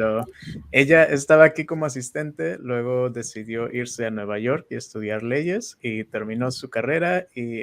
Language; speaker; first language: Spanish; native; Spanish